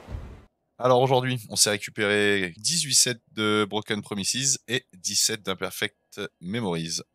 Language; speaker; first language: French; native; French